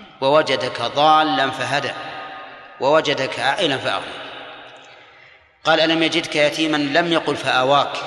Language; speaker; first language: Arabic; native; Arabic